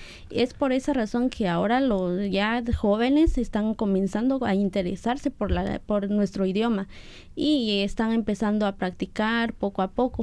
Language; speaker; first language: Spanish; non-native, local second language; Kaqchikel